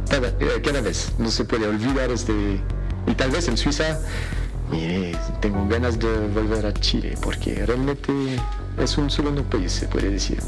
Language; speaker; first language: Spanish; non-native, fluent; French